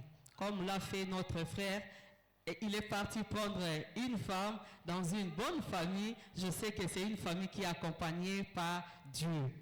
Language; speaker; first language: French; non-native, local second language; Lingala